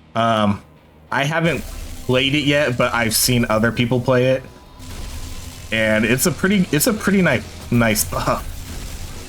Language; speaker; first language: English; native; English